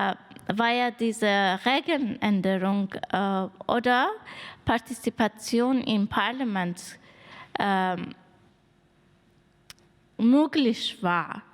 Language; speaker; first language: German; non-native, fluent; Persian